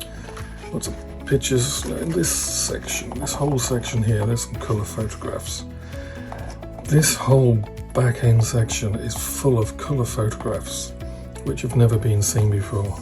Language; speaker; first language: English; native; English